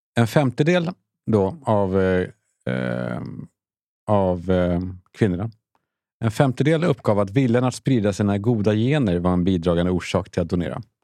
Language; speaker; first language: Swedish; native; Swedish